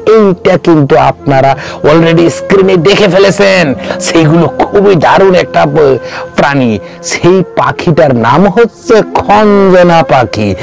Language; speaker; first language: Bangla; non-native, local second language; Kok Borok